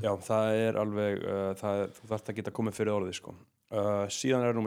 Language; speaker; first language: Icelandic; native; Icelandic